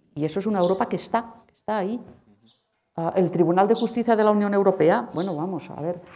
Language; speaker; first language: Spanish; non-native, local second language; Catalan